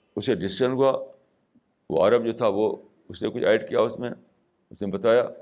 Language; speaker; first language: Urdu; native; Urdu